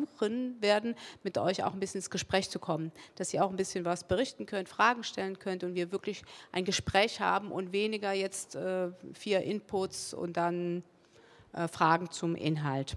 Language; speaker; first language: German; early bilingual, other home language; Spanish